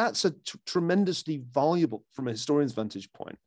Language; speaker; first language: English; native; English